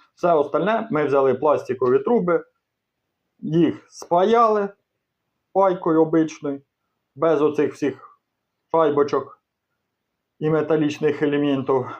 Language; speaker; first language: Ukrainian; native; Ukrainian